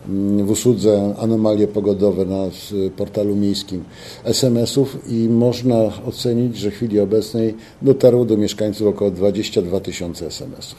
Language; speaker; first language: Polish; native; Polish